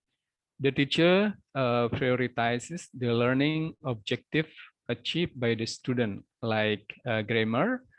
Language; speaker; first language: English; non-native, local second language; Indonesian